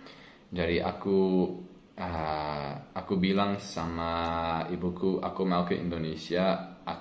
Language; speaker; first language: Indonesian; non-native, learner; English